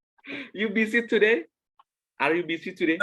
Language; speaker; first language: English; non-native, learner; Indonesian